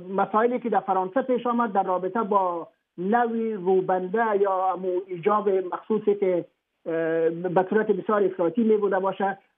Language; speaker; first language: Persian; native; Persian